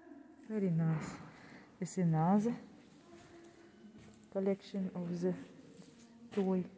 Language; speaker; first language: English; non-native, learner; Russian